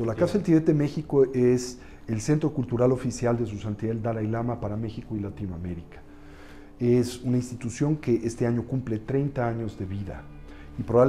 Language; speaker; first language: Spanish; native; Spanish